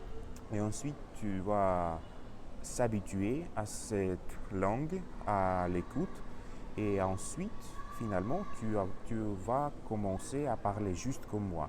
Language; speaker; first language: French; non-native, learner; Russian